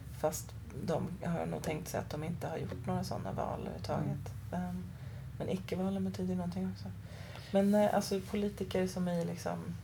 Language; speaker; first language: Swedish; early bilingual, other home language; Persian